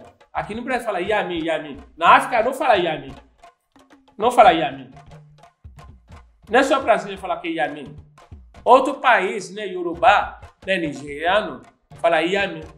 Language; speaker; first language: Portuguese; non-native, learner; Yoruba